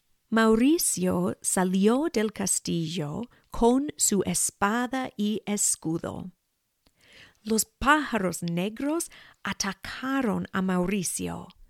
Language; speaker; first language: Spanish; non-native, fluent; English